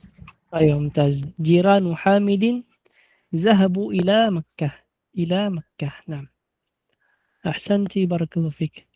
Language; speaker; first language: Arabic; non-native, fluent; Filipino